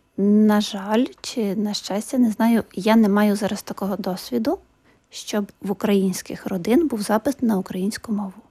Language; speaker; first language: Ukrainian; native; Ukrainian